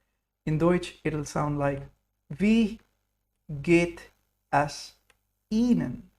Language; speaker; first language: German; non-native, fluent; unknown